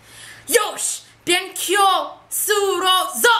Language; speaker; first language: Japanese; non-native, learner; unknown